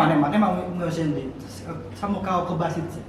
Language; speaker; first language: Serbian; non-native, learner; Indonesian